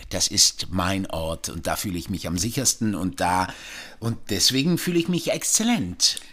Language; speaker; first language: German; non-native, fluent; Italian